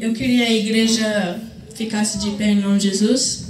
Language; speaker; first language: Portuguese; early bilingual, heritage; Portuguese